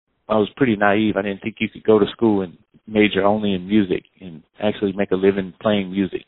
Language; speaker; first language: English; native; English